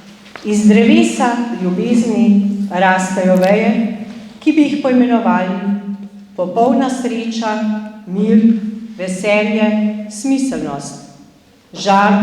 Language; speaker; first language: Slovenian; native; Slovenian